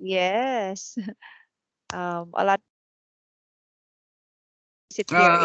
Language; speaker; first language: English; non-native, fluent; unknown